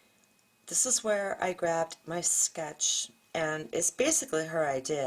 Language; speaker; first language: English; native; English